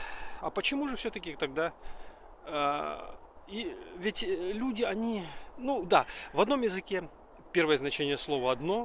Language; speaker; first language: Russian; native; Russian